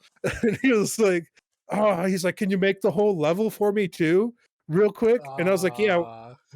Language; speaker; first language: English; native; English